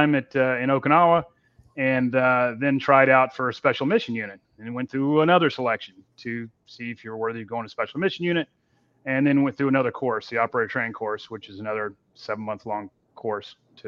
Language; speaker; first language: English; native; English